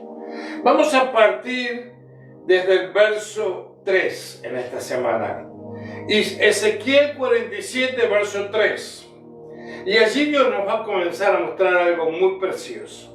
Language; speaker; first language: Spanish; native; Spanish